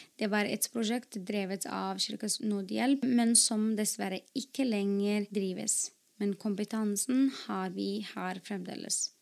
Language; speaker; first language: Norwegian; non-native, fluent; Arabic